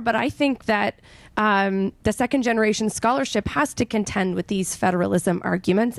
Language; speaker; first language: English; native; English